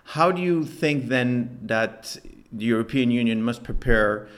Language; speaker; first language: English; non-native, fluent; Spanish